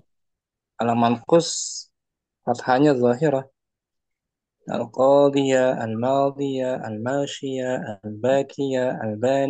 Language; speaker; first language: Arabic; non-native, fluent; Indonesian